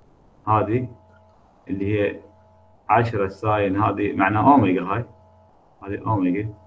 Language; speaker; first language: Arabic; native; Arabic